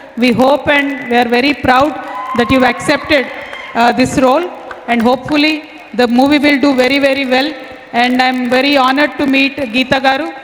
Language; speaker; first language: English; non-native, local second language; Telugu